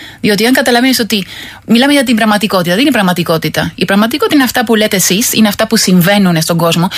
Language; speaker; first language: Greek; non-native, fluent; Spanish